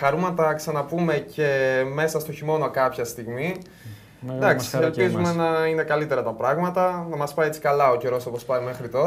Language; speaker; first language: Greek; native; Greek